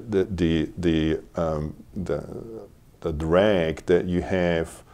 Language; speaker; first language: English; non-native, fluent; German